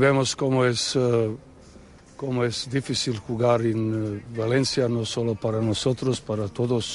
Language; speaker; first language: Spanish; non-native, learner; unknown